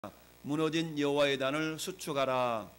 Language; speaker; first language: Korean; native; Korean